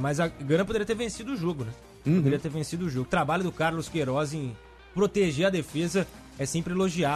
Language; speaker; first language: Portuguese; native; Portuguese